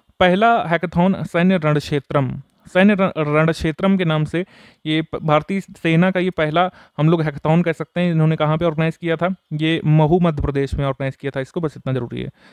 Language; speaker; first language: Hindi; native; Hindi